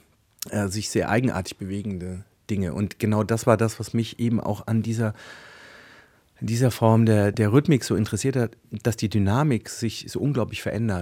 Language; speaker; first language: German; native; German